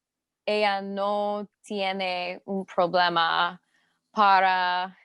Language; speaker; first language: Spanish; non-native, learner; English